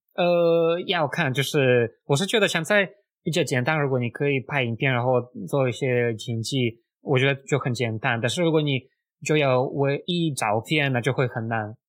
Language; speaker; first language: Chinese; non-native, fluent; Russian